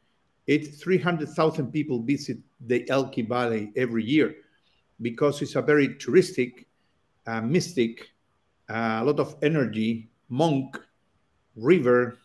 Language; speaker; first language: English; non-native, learner; Spanish